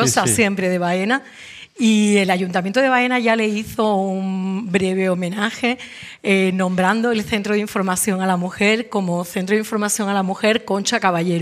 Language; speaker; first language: Spanish; native; Spanish